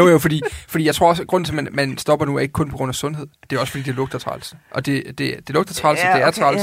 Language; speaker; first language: Danish; native; Danish